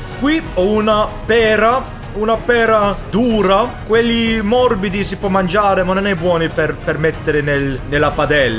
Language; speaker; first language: Italian; non-native, learner; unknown